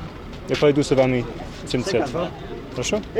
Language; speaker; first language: Russian; non-native, fluent; English